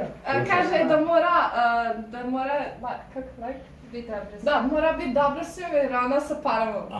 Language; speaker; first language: Bosnian; native; Bosnian